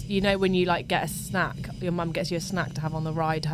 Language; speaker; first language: English; native; English